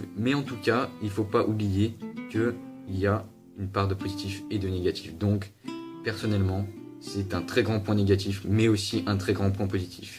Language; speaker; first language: French; native; French